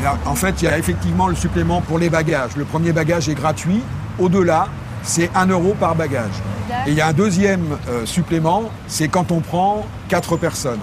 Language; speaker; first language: French; native; French